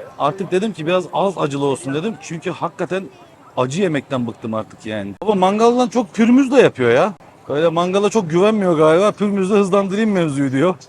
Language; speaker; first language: Turkish; native; Turkish